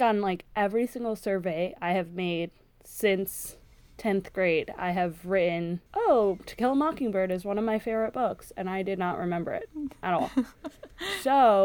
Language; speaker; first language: English; native; English